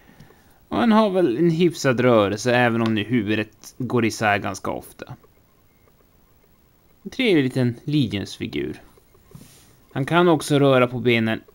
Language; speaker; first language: Swedish; native; Swedish